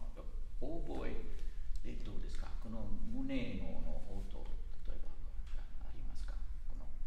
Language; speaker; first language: Japanese; non-native, learner; Italian